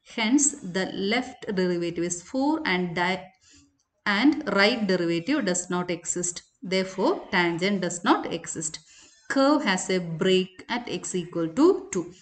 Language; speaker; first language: English; non-native, local second language; Malayalam